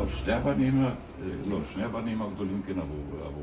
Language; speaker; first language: Hebrew; early bilingual, other home language; German